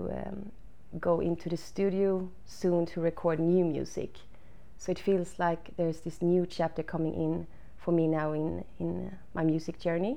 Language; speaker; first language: English; non-native, fluent; Swedish